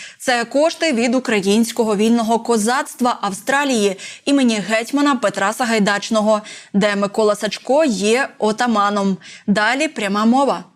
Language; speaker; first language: Ukrainian; native; Ukrainian